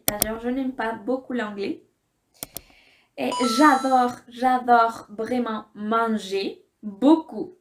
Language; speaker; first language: French; non-native, fluent; Spanish